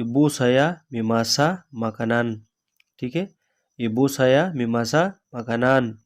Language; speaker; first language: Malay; non-native, learner; Urdu